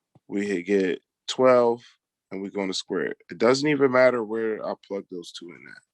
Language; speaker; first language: English; native; English